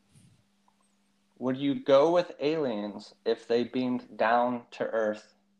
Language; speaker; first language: English; native; English